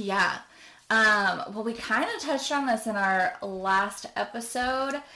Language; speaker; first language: English; native; English